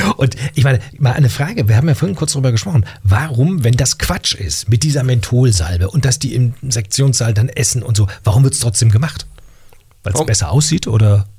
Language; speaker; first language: German; native; German